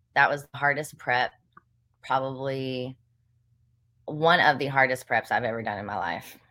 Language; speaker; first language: English; native; English